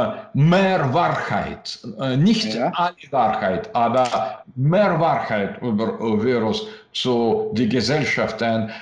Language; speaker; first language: German; non-native, learner; Russian